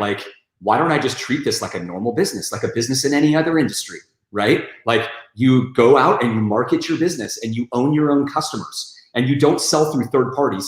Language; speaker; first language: English; native; English